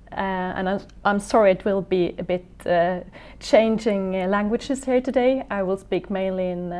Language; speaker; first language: English; non-native, fluent; Norwegian